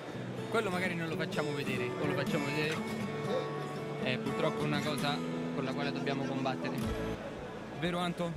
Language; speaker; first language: Italian; native; Italian